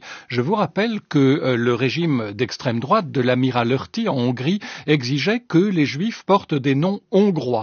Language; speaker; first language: French; native; French